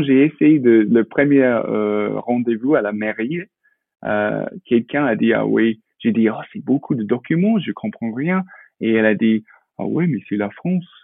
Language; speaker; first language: French; non-native, fluent; English